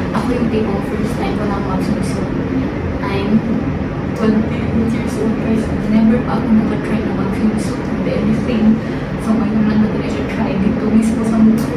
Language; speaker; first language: Filipino; non-native, local second language; Hiligaynon